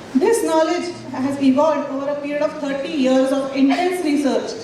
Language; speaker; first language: English; non-native, local second language; Marathi